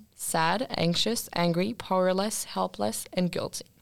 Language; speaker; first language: English; non-native, fluent; French